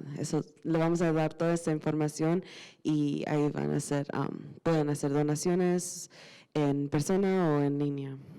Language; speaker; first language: Spanish; early bilingual, heritage; Spanish